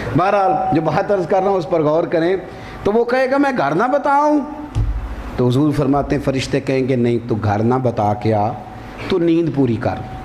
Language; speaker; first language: Urdu; non-native, local second language; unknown